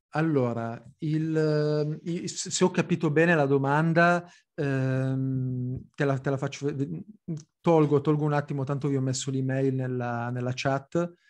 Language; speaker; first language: Italian; early bilingual, heritage; Italian